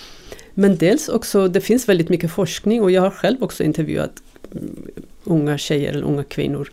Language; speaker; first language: Swedish; non-native, fluent; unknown